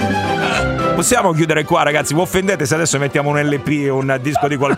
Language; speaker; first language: Italian; native; Italian